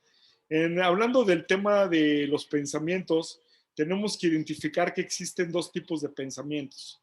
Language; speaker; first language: Spanish; native; Spanish